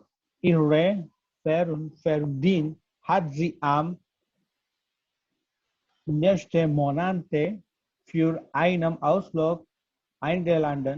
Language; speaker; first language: German; non-native, learner; Gujarati